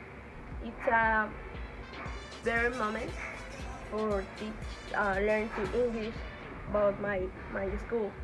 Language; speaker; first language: English; non-native, learner; Spanish